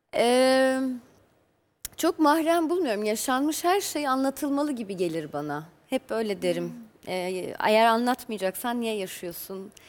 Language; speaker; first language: Turkish; native; Turkish